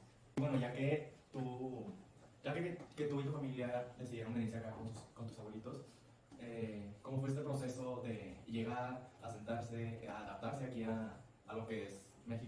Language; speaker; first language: Spanish; native; Spanish